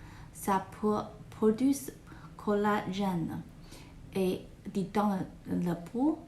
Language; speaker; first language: French; non-native, learner; Chinese